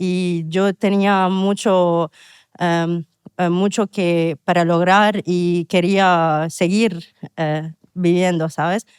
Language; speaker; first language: Spanish; non-native, fluent; Arabic